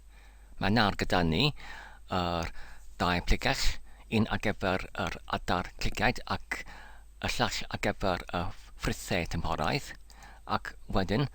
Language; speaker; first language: Welsh; non-native, learner; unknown